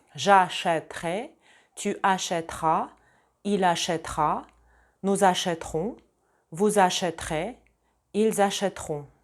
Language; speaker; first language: French; non-native, fluent; Russian